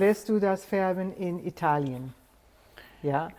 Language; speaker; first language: German; non-native, fluent; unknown